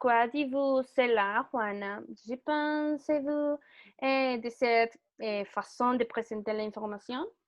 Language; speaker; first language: French; non-native, learner; Spanish